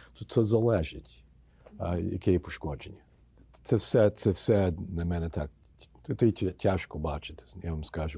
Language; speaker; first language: Ukrainian; early bilingual, heritage; Ukrainian